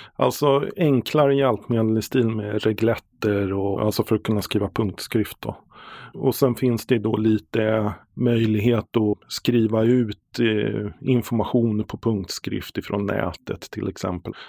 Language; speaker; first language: Swedish; native; Swedish